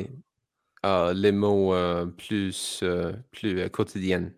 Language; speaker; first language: French; non-native, learner; English